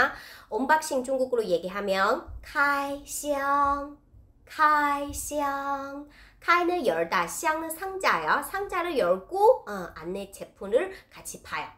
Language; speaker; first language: Korean; non-native, fluent; Chinese